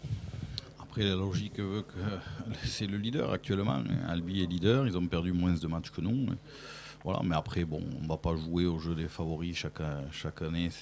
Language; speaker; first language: French; native; French